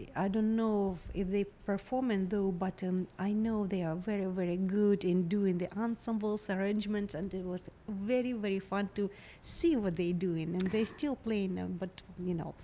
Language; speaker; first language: English; non-native, fluent; Ukrainian